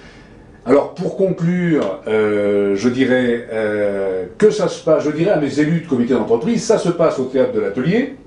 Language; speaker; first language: French; native; French